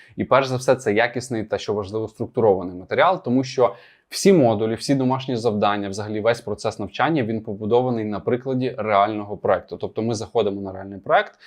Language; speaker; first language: Ukrainian; non-native, local second language; Russian